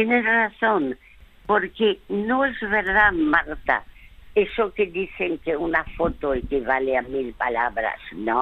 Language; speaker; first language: Spanish; early bilingual, other home language; French